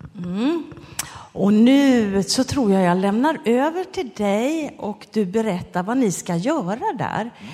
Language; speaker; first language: Swedish; native; Swedish